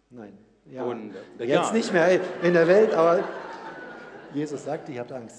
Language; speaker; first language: German; native; German